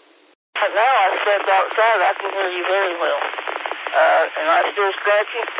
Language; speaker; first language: English; native; English